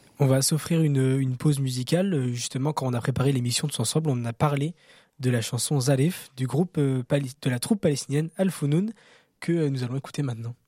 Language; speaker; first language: French; native; French